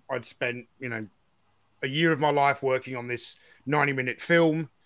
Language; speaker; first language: English; native; English